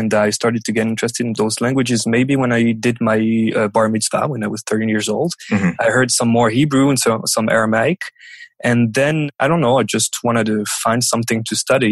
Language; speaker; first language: English; non-native, fluent; French